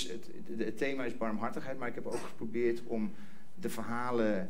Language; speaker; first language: Dutch; non-native, fluent; English